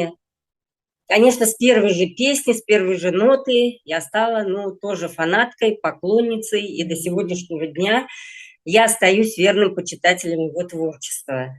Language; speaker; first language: Russian; native; Russian